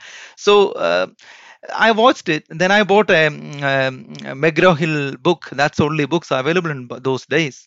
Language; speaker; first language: English; non-native, local second language; Malayalam